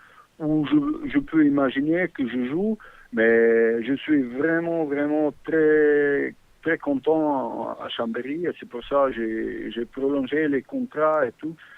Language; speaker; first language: French; non-native, fluent; Bosnian